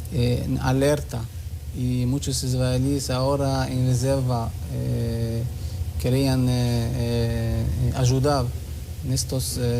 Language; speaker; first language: Spanish; non-native, learner; Hebrew